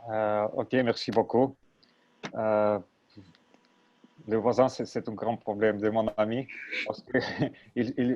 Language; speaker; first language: French; non-native, learner; Russian